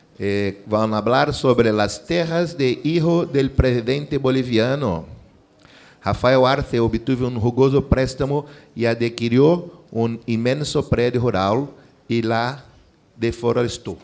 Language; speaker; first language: Spanish; non-native, fluent; Portuguese